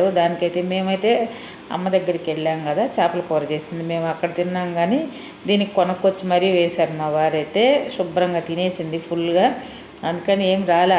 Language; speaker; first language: Telugu; native; Telugu